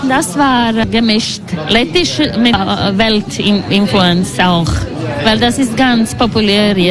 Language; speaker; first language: German; non-native, learner; Latvian